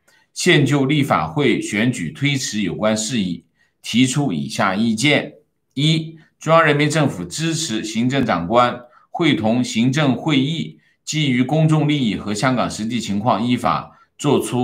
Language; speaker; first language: Chinese; native; Chinese